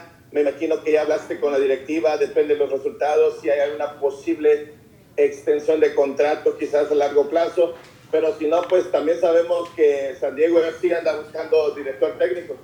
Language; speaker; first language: Spanish; native; Spanish